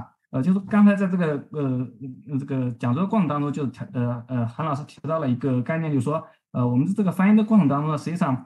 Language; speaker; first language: Chinese; native; Chinese